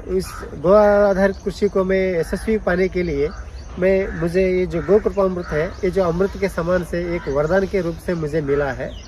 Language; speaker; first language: Hindi; non-native, local second language; Kannada